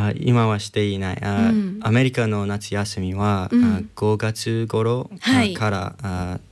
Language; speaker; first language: Japanese; non-native, learner; English